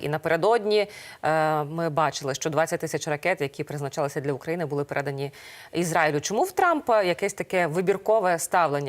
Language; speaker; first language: Ukrainian; native; Ukrainian